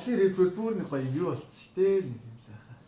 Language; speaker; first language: Mongolian; native; Mongolian